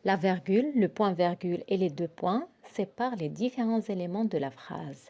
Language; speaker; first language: French; non-native, local second language; Arabic